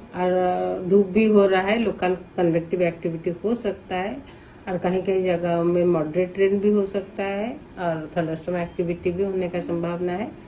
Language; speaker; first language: Hindi; non-native, local second language; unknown